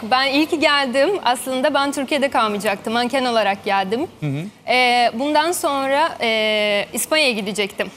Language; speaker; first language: Turkish; non-native, fluent; Portuguese